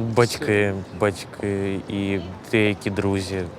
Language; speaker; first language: Ukrainian; native; Ukrainian